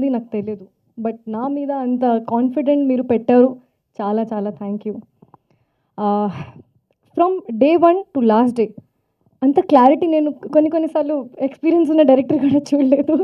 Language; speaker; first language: Telugu; non-native, fluent; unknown